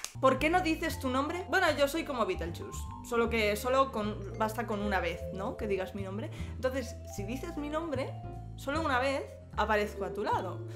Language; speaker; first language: Spanish; native; Spanish